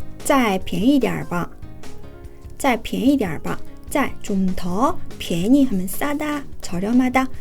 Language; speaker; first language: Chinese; non-native, fluent; Korean